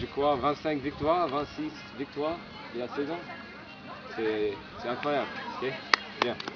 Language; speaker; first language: French; non-native, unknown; English